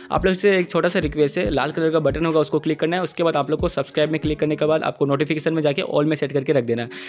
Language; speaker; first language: Hindi; non-native, local second language; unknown